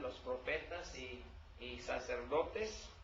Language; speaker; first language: Spanish; non-native, learner; English